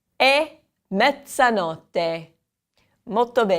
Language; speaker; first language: Italian; non-native, fluent; English